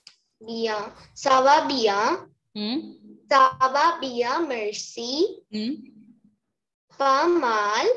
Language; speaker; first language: French; non-native, learner; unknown